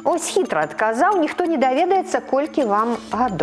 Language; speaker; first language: Belarusian; native; Belarusian